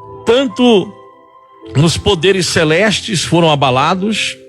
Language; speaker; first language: Portuguese; native; Portuguese